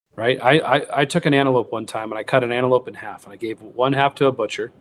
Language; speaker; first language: English; native; English